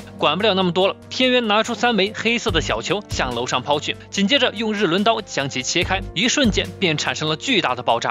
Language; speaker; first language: Chinese; native; Chinese